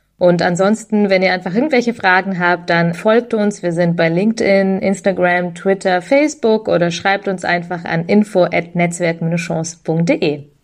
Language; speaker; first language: German; early bilingual, other home language; Russian